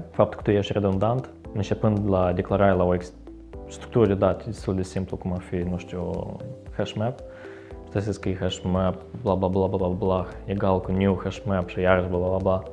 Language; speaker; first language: Romanian; native; Romanian